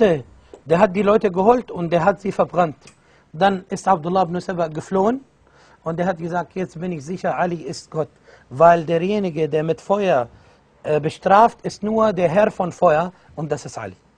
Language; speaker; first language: German; non-native, fluent; Arabic